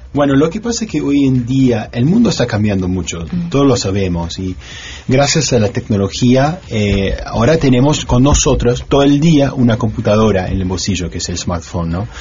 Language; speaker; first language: Spanish; non-native, fluent; English